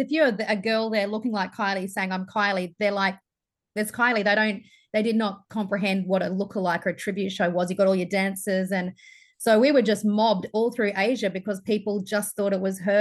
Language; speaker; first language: English; native; English